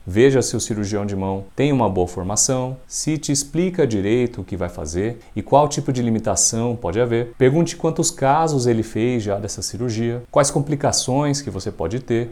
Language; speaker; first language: Portuguese; native; Portuguese